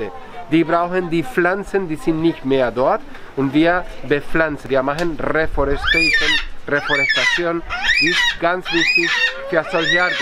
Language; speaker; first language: German; non-native, fluent; Spanish